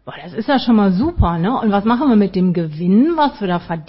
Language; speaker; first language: German; native; German